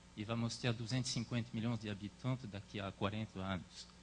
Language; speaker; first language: Portuguese; non-native, fluent; French